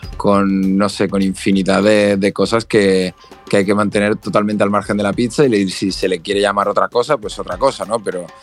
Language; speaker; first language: Spanish; native; Spanish